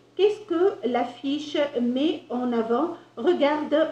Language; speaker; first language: French; non-native, local second language; Arabic